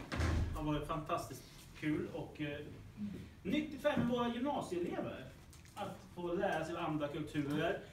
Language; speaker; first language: Swedish; native; Swedish